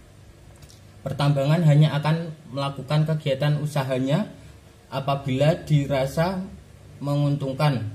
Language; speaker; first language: Indonesian; native; Indonesian